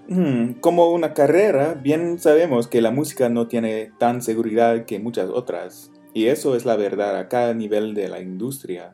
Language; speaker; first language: Spanish; non-native, fluent; English